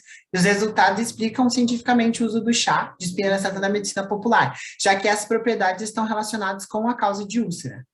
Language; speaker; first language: Portuguese; native; Portuguese